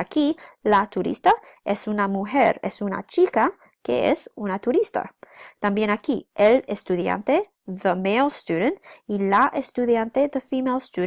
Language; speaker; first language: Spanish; non-native, fluent; English